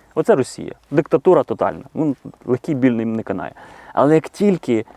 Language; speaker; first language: Ukrainian; native; Ukrainian